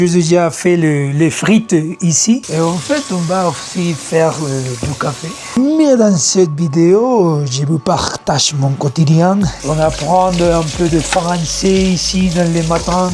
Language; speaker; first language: French; non-native, learner; Spanish